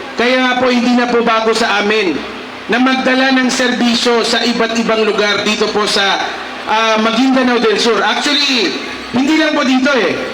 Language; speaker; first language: Filipino; non-native, local second language; Maguindanaon